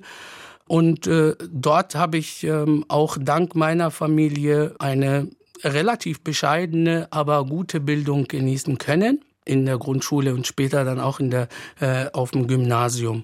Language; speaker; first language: German; non-native, fluent; Arabic